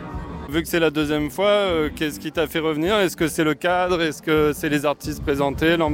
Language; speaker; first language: French; native; French